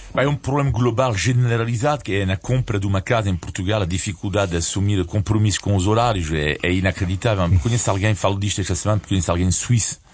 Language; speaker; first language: Portuguese; non-native, fluent; French